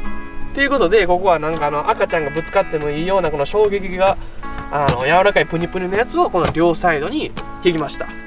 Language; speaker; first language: Japanese; native; Japanese